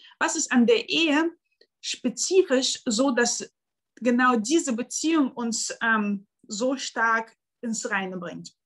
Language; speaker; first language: German; non-native, fluent; Russian